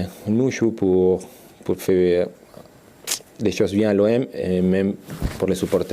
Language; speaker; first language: French; non-native, learner; Spanish